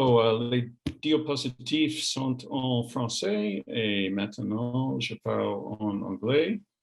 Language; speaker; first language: French; non-native, learner; English